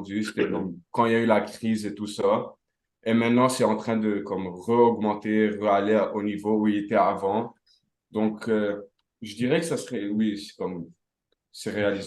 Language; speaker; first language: French; non-native, local second language; Arabic